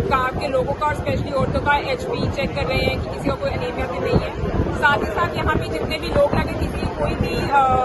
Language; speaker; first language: Hindi; non-native, local second language; Punjabi